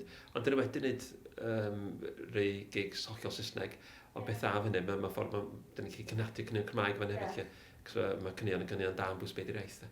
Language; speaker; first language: Welsh; native; Welsh